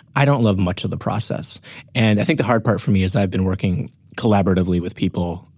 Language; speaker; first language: English; native; English